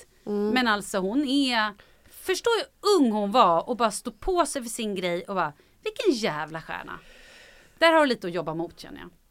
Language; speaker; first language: Swedish; native; Swedish